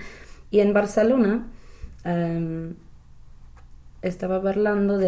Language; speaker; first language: Spanish; non-native, learner; English